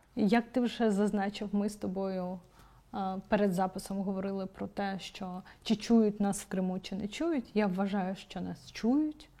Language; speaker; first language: Ukrainian; non-native, local second language; Crimean Tatar